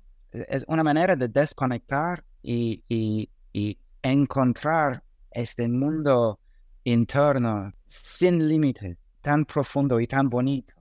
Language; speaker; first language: Spanish; non-native, fluent; English